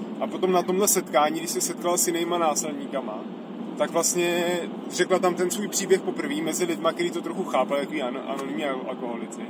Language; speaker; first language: Czech; native; Czech